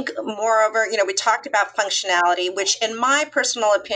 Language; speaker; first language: English; native; English